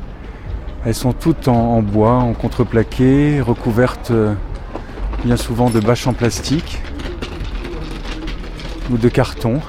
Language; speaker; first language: French; native; French